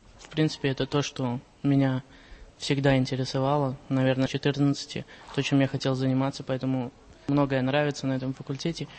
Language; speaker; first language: Russian; native; Russian